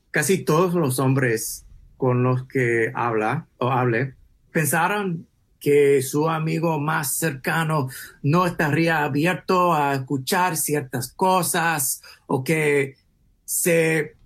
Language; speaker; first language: Spanish; early bilingual, heritage; English